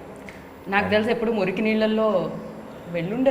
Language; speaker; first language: Telugu; native; Telugu